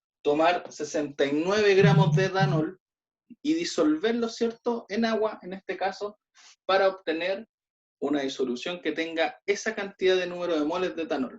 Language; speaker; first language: Spanish; native; Spanish